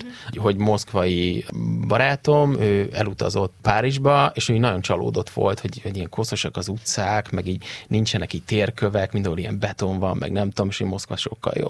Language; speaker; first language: Hungarian; native; Hungarian